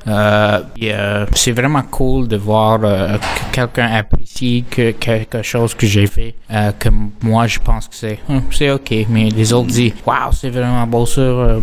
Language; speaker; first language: French; non-native, local second language; English